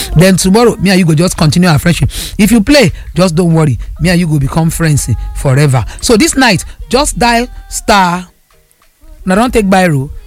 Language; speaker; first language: Nigerian Pidgin; non-native, local second language; Yoruba